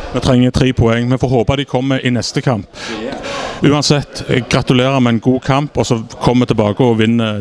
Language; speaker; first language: Norwegian; native; Norwegian